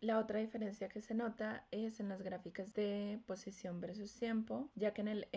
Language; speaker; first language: Spanish; native; Spanish